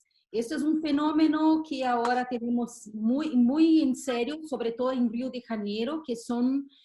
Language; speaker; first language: Spanish; non-native, fluent; Portuguese